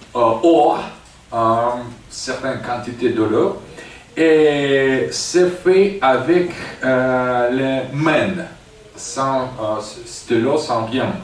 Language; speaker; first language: French; non-native, fluent; Russian